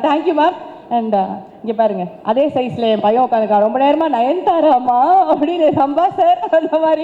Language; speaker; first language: Tamil; native; Tamil